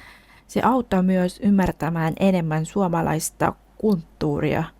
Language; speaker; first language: Finnish; non-native, fluent; Vietnamese